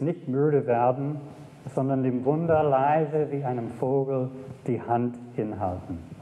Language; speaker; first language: German; non-native, fluent; English